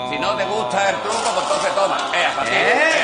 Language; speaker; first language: Spanish; native; Spanish